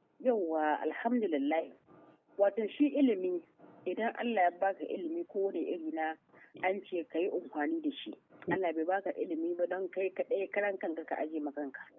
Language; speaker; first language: Hausa; native; Hausa